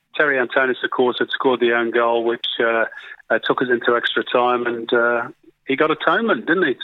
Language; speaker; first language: English; native; English